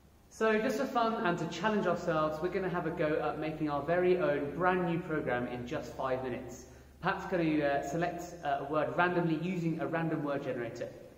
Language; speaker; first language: English; native; English